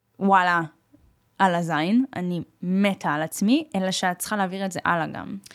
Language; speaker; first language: Hebrew; native; Hebrew